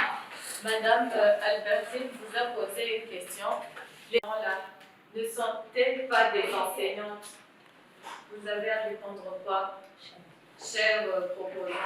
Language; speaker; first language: French; non-native, local second language; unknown